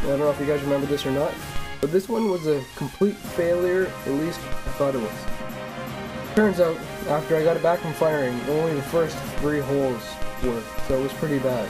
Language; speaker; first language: English; native; English